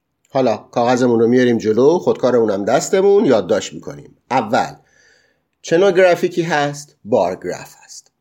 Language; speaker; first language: Persian; native; Persian